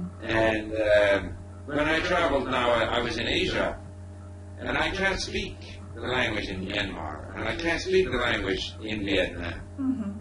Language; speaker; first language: English; non-native, fluent; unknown